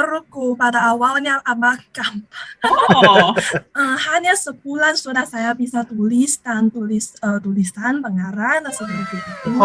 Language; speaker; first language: Indonesian; non-native, learner; Chinese